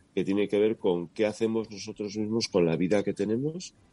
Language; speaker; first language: Spanish; native; Spanish